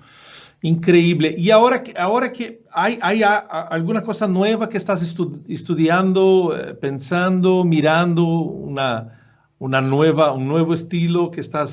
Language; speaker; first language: Spanish; non-native, fluent; Portuguese